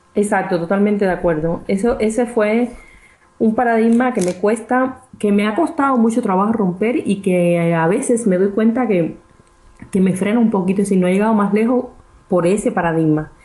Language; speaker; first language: Spanish; native; Spanish